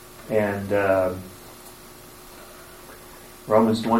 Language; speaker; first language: English; native; English